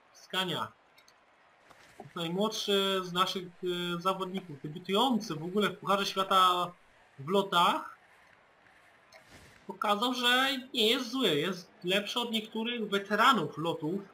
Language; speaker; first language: Polish; native; Polish